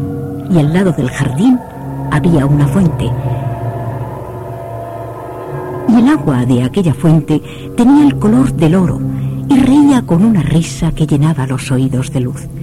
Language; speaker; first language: Spanish; native; Spanish